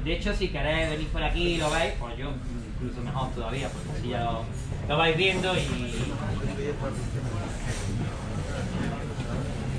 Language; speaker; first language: Spanish; native; Spanish